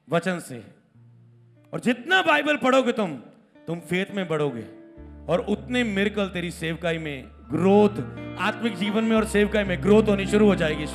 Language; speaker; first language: Hindi; non-native, local second language; Punjabi